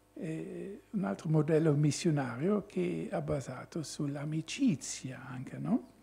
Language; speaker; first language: Italian; non-native, fluent; German